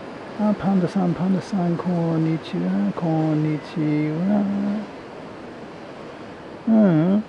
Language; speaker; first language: Japanese; non-native, learner; English